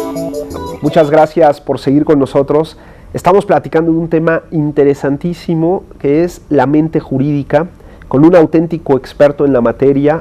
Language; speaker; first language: Spanish; native; Spanish